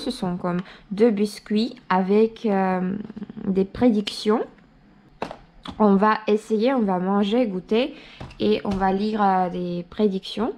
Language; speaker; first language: French; non-native, fluent; Russian